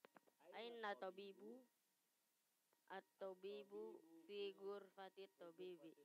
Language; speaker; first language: Arabic; non-native, learner; Indonesian